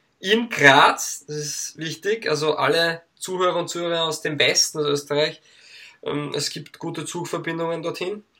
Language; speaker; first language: German; native; German